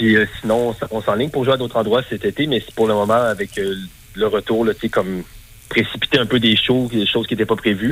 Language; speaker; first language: French; native; French